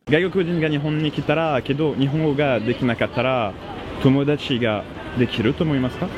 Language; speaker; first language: Japanese; non-native, learner; French